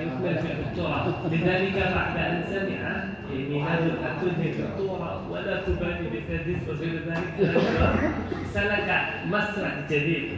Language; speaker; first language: Arabic; non-native, fluent; Indonesian